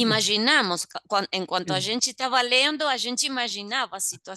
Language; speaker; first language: Portuguese; non-native, learner; Spanish